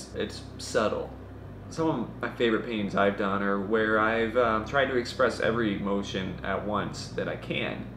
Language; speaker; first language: English; native; English